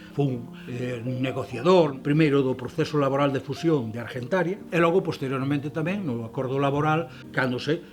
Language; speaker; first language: Galician; native; Galician